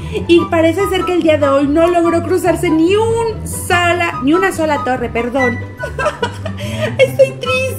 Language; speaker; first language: Spanish; native; Spanish